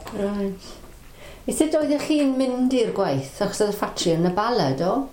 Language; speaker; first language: Welsh; non-native, local second language; English